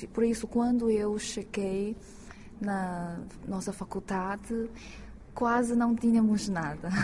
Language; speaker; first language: Portuguese; non-native, fluent; Chinese